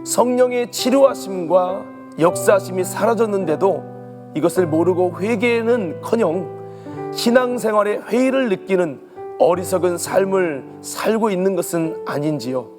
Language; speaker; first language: Korean; native; Korean